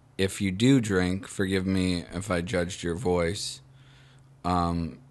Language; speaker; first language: English; native; English